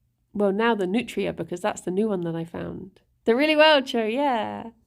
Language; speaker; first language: English; native; English